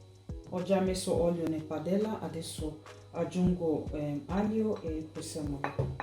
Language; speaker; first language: Italian; non-native, learner; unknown